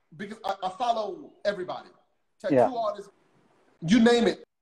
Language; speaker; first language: English; native; English